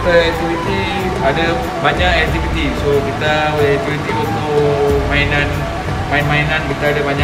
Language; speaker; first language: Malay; non-native, local second language; Tamil